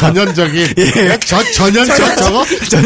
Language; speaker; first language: Korean; native; Korean